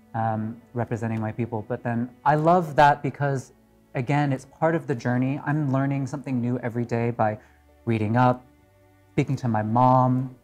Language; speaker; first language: English; native; English